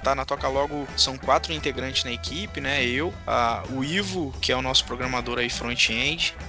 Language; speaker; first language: Portuguese; native; Portuguese